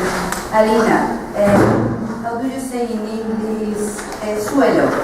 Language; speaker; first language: English; non-native, fluent; Spanish